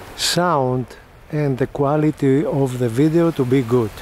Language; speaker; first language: English; non-native, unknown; Greek